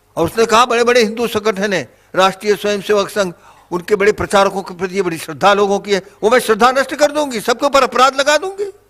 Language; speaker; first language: Hindi; native; Hindi